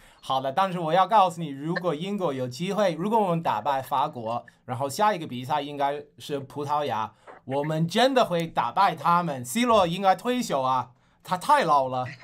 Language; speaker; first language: Chinese; non-native, fluent; English